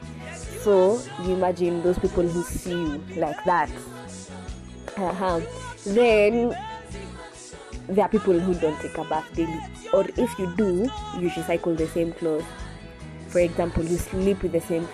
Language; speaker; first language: English; non-native, local second language; Swahili